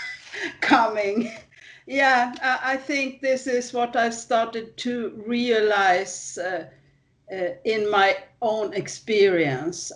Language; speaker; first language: English; non-native, fluent; Swedish